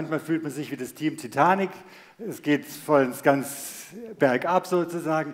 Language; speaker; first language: German; native; German